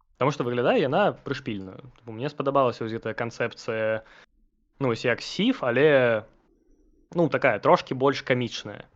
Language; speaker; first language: Belarusian; non-native, local second language; Russian